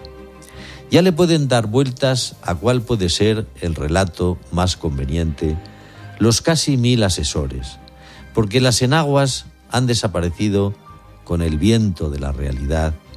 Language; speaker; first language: Spanish; native; Spanish